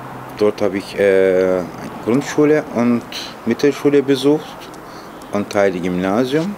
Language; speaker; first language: German; non-native, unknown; Turkish